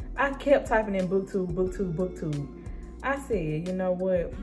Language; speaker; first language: English; native; English